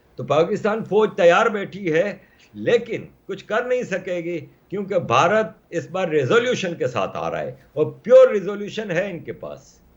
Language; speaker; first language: Urdu; native; Urdu